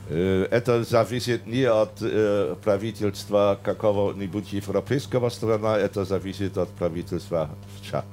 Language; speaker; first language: Russian; non-native, fluent; German